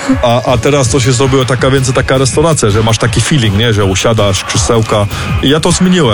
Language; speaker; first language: Polish; early bilingual, heritage; Polish